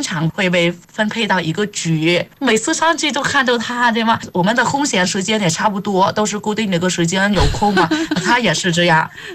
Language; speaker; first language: Chinese; non-native, fluent; Vietnamese